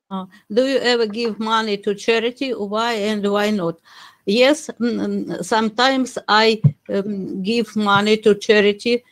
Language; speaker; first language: English; non-native, learner; Russian